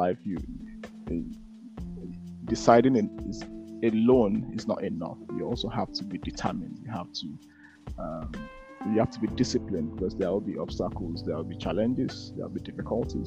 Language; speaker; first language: English; non-native, local second language; Yoruba